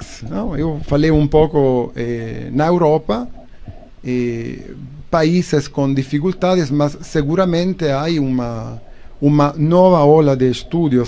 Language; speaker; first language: Portuguese; non-native, learner; Italian